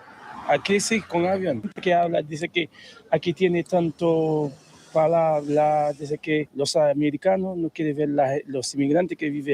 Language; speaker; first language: Spanish; non-native, learner; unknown